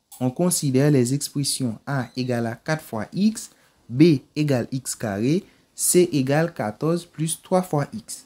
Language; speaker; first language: French; non-native, local second language; Haitian Creole